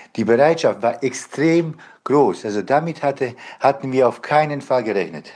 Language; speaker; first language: German; non-native, fluent; Bosnian